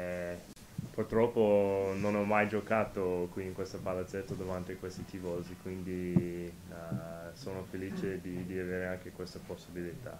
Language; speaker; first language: Italian; non-native, fluent; English